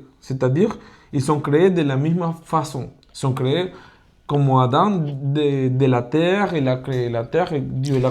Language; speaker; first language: French; non-native, fluent; Spanish